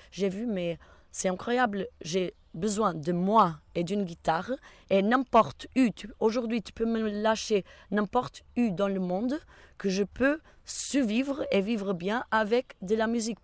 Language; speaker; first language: French; non-native, fluent; Portuguese